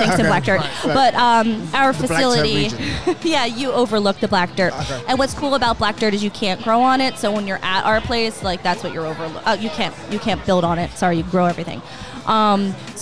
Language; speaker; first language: English; native; English